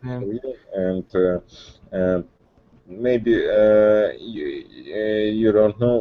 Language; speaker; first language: English; non-native, learner; Russian